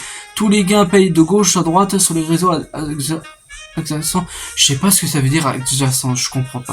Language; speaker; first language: French; native; French